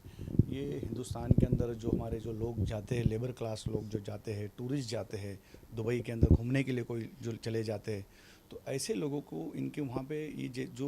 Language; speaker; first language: Hindi; native; Hindi